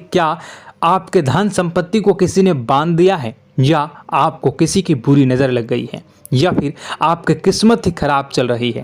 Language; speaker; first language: Hindi; native; Hindi